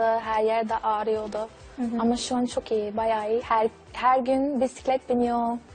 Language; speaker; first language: Turkish; non-native, learner; English